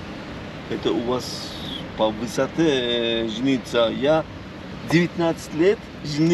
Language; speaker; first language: Russian; non-native, local second language; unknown